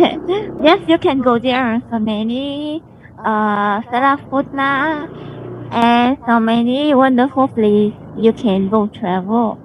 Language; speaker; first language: English; non-native, learner; Vietnamese